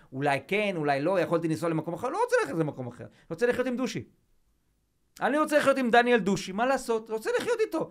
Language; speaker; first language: Hebrew; native; Hebrew